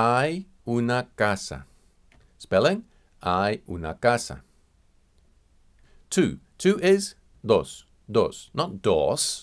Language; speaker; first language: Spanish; non-native, fluent; English